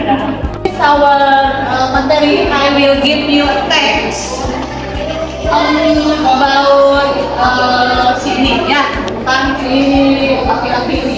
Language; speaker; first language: English; non-native, learner; Indonesian